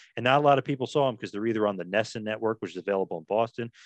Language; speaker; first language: English; native; English